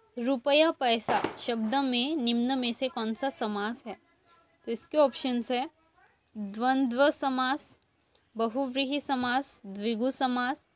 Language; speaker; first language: Hindi; native; Hindi